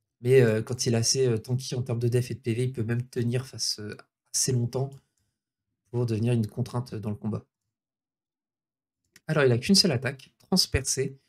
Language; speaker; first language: French; native; French